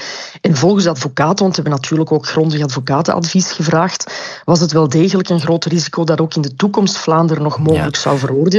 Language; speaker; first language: Dutch; native; Dutch